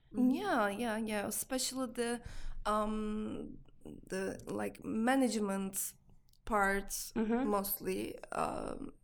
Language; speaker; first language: English; non-native, learner; Turkish